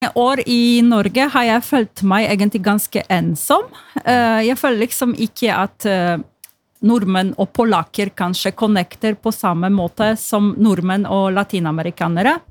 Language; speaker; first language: Norwegian; non-native, fluent; Polish